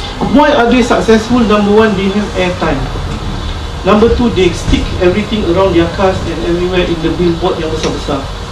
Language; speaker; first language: English; non-native, local second language; Malay